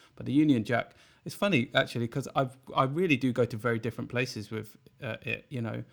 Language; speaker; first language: English; native; English